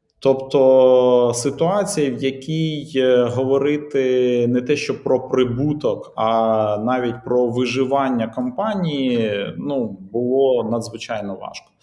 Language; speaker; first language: Ukrainian; native; Ukrainian